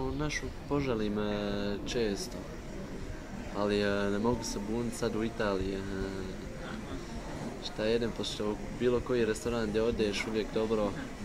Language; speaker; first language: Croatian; early bilingual, heritage; Bosnian